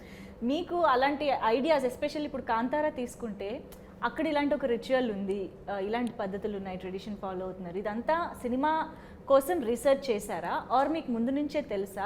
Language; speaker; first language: Telugu; native; Telugu